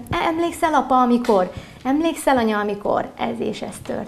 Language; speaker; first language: Hungarian; native; Hungarian